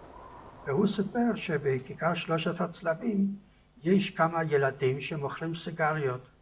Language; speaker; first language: Hebrew; non-native, fluent; Yiddish